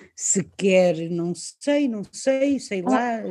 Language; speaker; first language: Portuguese; native; Portuguese